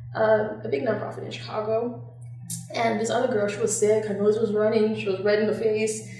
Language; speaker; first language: English; non-native, local second language; Bemba